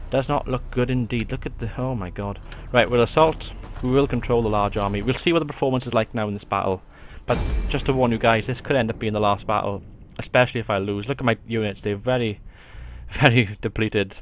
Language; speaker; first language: English; native; English